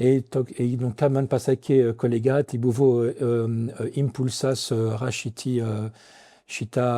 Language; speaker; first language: Lithuanian; non-native, fluent; French